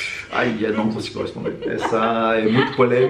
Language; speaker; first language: Portuguese; non-native, fluent; French